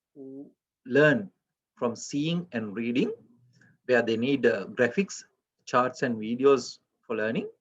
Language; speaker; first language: English; non-native, local second language; Sinhala